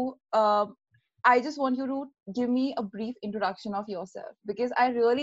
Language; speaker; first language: English; non-native, local second language; Hindi